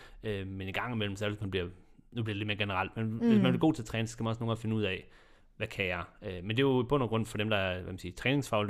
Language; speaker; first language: Danish; native; Danish